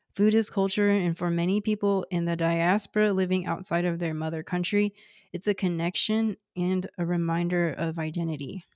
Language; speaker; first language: English; early bilingual, other home language; Cantonese